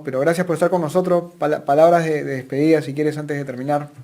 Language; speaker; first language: Spanish; native; Spanish